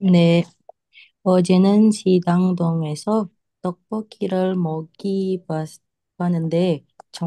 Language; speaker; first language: Korean; non-native, learner; Indonesian